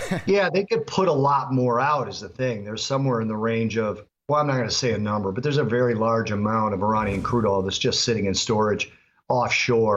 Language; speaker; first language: English; native; English